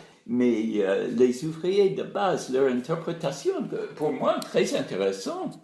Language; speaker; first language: French; non-native, fluent; English